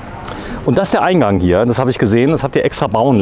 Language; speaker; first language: German; native; German